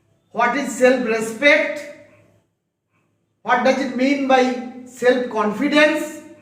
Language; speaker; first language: English; non-native, local second language; Bangla